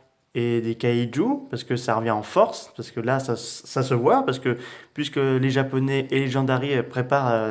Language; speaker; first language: French; native; French